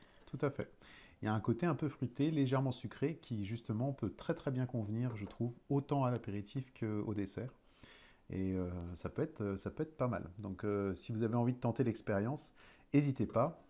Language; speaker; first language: French; native; French